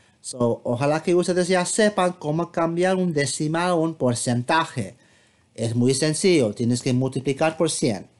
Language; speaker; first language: Spanish; non-native, fluent; English